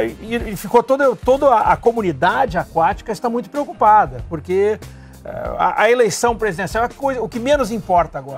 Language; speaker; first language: Portuguese; native; Portuguese